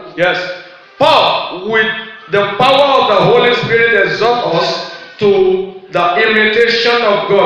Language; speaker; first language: English; non-native, local second language; Yoruba